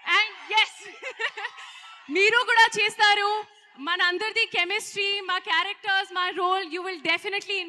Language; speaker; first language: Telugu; non-native, learner; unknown